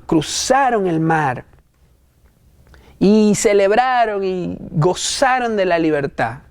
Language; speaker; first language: Spanish; native; Spanish